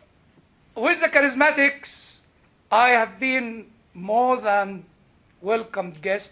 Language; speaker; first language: English; non-native, fluent; Arabic